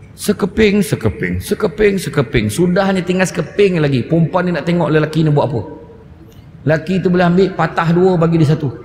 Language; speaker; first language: Malay; native; Malay